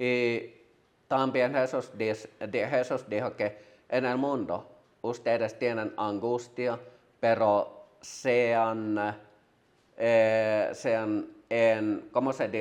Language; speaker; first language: Spanish; non-native, learner; Finnish